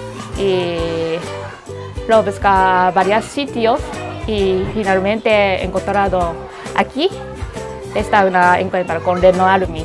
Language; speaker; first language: Spanish; non-native, learner; Japanese